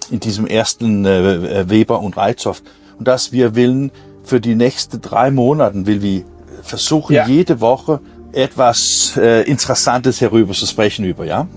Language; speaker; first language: German; non-native, learner; Danish